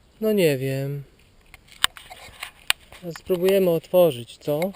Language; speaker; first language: Polish; native; Polish